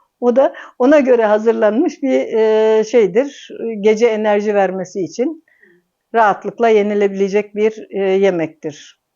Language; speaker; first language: Turkish; native; Turkish